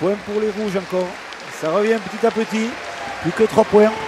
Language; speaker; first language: French; native; French